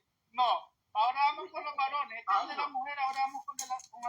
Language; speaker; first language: Spanish; native; Spanish